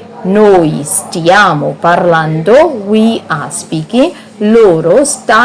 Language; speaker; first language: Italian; non-native, fluent; Burmese